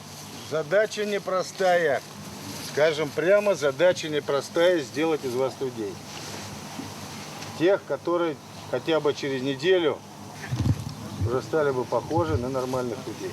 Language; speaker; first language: Russian; native; Russian